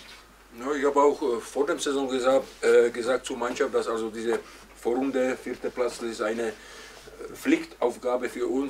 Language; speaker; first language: German; non-native, fluent; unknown